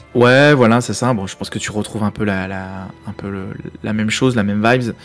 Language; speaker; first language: French; native; French